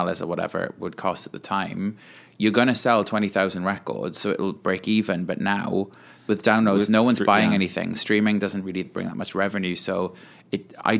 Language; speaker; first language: English; native; English